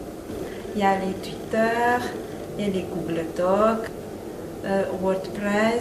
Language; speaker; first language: French; non-native, local second language; Malagasy